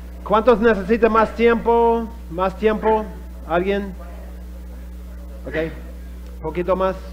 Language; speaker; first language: Spanish; non-native, fluent; English